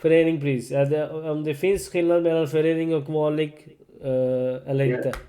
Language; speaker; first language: Swedish; non-native, learner; Urdu